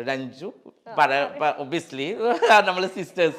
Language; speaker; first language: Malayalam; non-native, local second language; Assamese